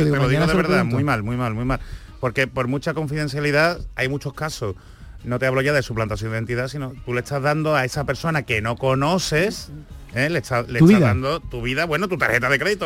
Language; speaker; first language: Spanish; native; Spanish